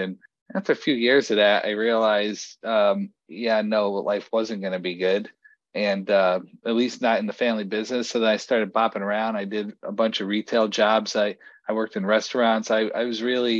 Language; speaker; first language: English; native; English